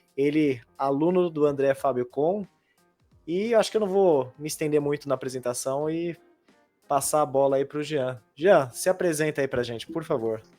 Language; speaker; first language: Portuguese; native; Portuguese